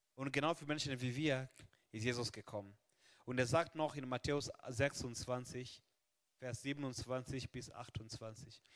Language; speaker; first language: German; non-native, fluent; Swahili